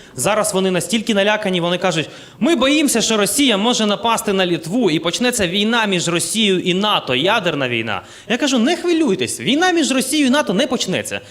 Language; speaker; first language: Ukrainian; non-native, local second language; Russian